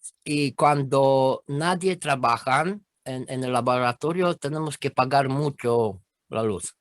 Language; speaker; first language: Spanish; non-native, fluent; Romanian